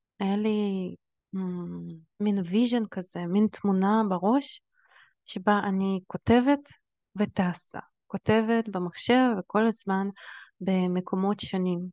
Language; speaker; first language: Hebrew; early bilingual, other home language; Russian